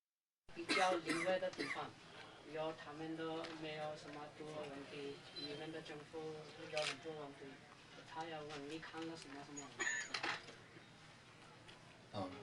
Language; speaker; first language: Chinese; non-native, learner; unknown